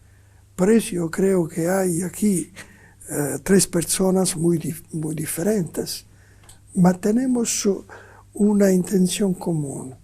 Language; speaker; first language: Spanish; non-native, fluent; Italian